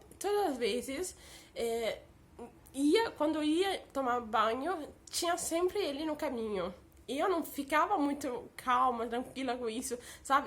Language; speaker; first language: Portuguese; early bilingual, heritage; Portuguese